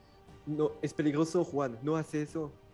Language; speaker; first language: Spanish; non-native, learner; French